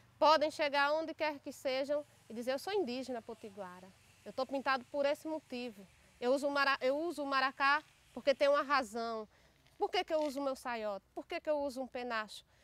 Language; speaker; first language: Portuguese; native; Portuguese